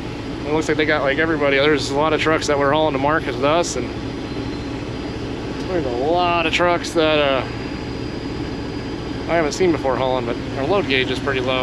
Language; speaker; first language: English; native; English